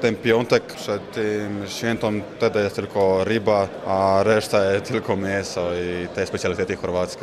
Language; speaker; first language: Polish; non-native, learner; Croatian